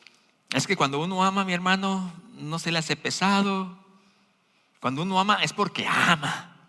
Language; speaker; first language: Spanish; native; Spanish